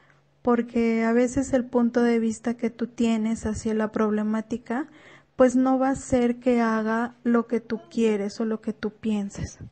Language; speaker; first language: Spanish; native; Spanish